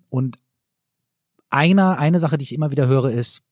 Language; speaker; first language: German; native; German